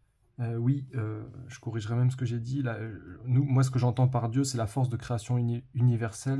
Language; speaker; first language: French; native; French